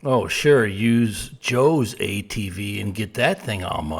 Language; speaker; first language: English; native; English